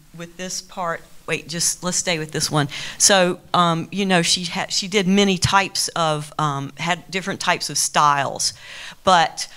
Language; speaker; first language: English; native; English